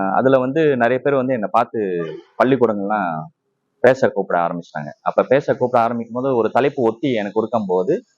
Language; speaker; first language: Tamil; non-native, local second language; Chinese